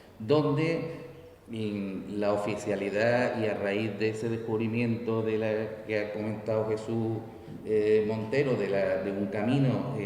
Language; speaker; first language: Spanish; native; Spanish